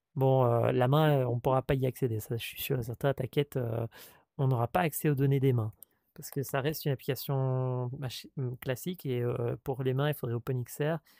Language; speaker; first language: French; native; French